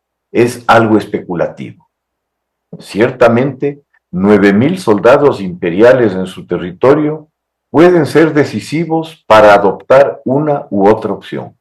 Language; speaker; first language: Spanish; native; Spanish